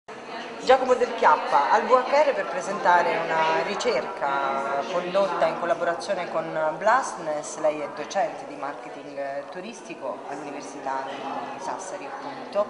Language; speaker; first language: Italian; native; Italian